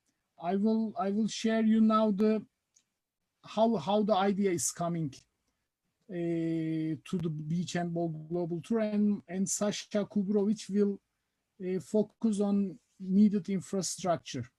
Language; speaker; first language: English; non-native, fluent; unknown